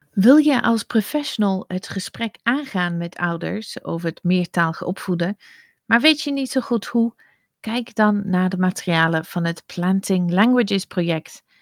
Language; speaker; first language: Dutch; non-native, fluent; English